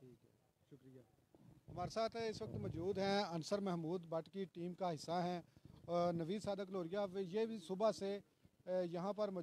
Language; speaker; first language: Hindi; non-native, local second language; Punjabi